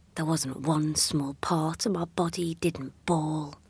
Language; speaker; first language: English; native; English